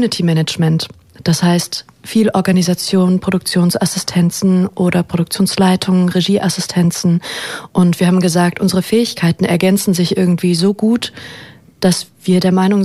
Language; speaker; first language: German; native; German